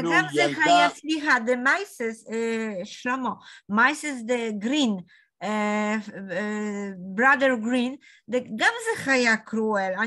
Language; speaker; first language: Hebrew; non-native, learner; Polish